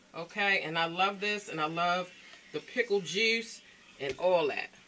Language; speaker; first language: English; native; English